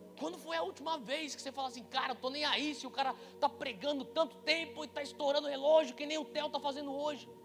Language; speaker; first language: Portuguese; native; Portuguese